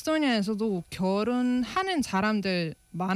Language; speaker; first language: Korean; non-native, fluent; Estonian